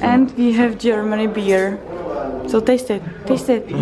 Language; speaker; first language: English; non-native, learner; Czech